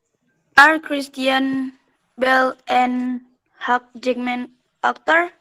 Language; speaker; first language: English; non-native, learner; Indonesian